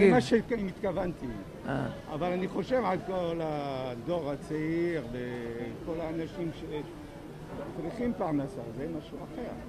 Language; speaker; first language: Hebrew; non-native, fluent; French